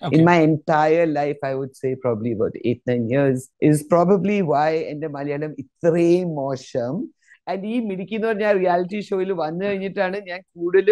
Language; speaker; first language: English; non-native, local second language; Malayalam